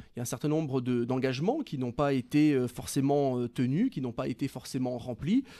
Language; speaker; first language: French; native; French